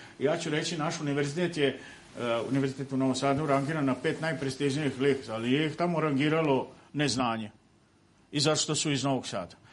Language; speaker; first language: Bosnian; non-native, local second language; Romany